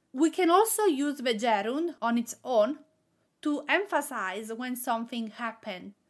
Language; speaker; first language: English; non-native, fluent; Italian